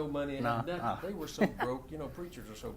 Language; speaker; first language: English; native; English